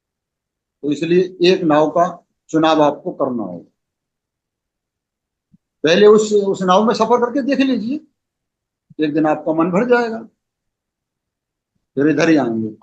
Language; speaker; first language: Hindi; native; Hindi